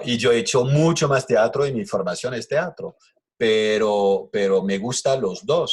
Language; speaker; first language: Spanish; non-native, fluent; French